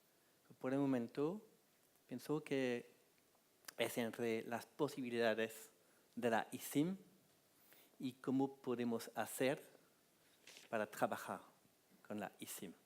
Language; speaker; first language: Spanish; non-native, fluent; French